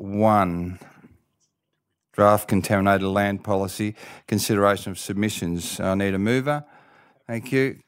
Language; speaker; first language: English; native; English